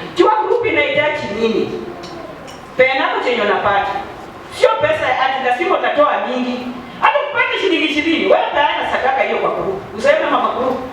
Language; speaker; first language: Swahili; non-native, local second language; Luyia